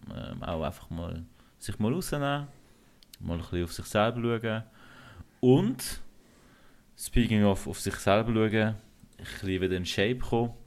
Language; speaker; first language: German; early bilingual, other home language; Kurdish